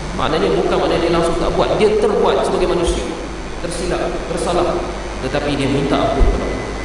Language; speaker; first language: Malay; native; Malay